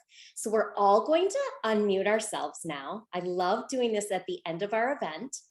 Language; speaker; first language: English; native; English